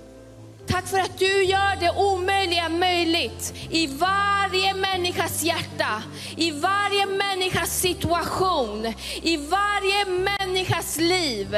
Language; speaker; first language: Swedish; early bilingual, other home language; Spanish